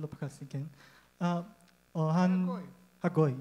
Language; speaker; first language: Hebrew; non-native, learner; Korean